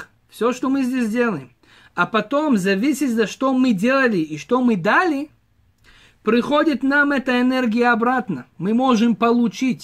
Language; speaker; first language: Russian; early bilingual, heritage; Hebrew